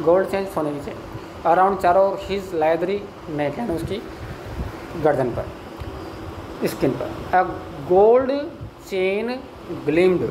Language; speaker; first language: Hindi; native; Hindi